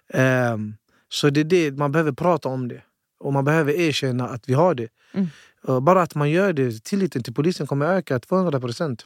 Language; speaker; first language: Swedish; early bilingual, other home language; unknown